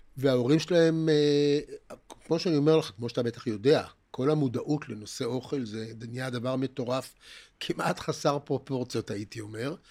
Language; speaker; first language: Hebrew; native; Hebrew